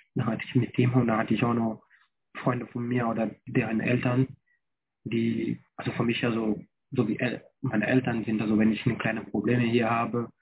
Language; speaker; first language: German; non-native, fluent; French